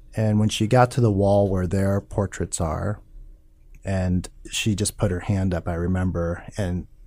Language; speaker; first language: English; native; English